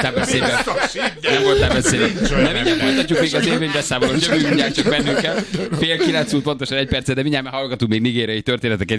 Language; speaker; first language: Hungarian; native; Hungarian